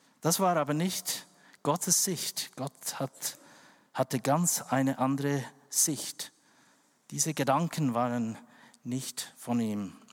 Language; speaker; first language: German; non-native, fluent; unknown